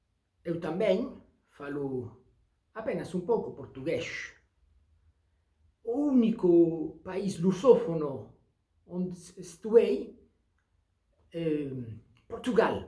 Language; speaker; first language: Portuguese; non-native, learner; Basque